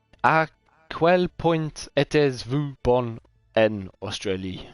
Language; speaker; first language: French; non-native, learner; English